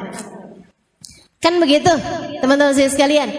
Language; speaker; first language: Indonesian; native; Indonesian